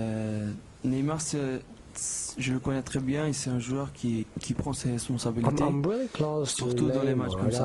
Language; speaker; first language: French; non-native, fluent; Portuguese